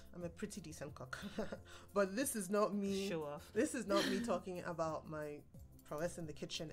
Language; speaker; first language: English; non-native, local second language; Igbo